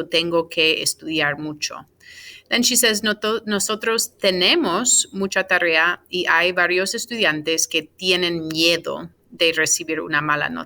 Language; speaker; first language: Spanish; non-native, fluent; English